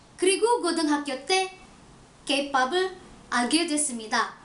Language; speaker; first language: Korean; non-native, learner; Indonesian